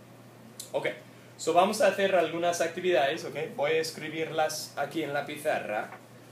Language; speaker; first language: Spanish; non-native, fluent; English